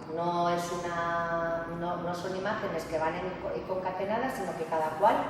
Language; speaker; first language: Spanish; non-native, local second language; Basque